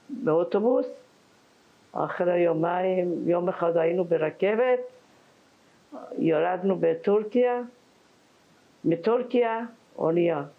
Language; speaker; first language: Hebrew; non-native, fluent; Persian